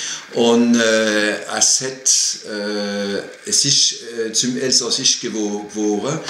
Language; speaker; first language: German; non-native, fluent; French